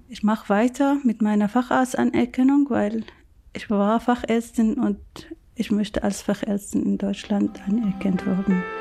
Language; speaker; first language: German; non-native, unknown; Arabic